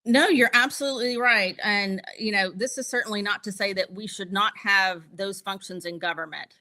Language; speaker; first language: English; native; English